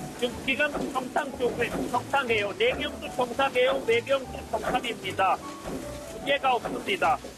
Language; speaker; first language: Korean; non-native, learner; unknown